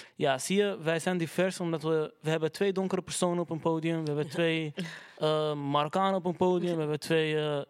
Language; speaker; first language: Dutch; early bilingual, other home language; Arabic